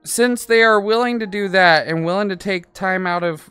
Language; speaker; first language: English; native; English